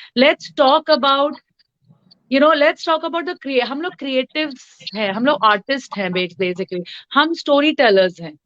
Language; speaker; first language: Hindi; non-native, local second language; Bhojpuri